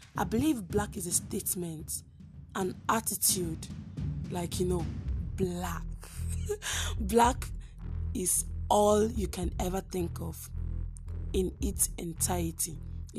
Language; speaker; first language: English; non-native, local second language; Igbo